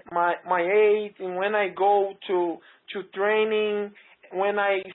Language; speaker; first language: English; non-native, learner; Portuguese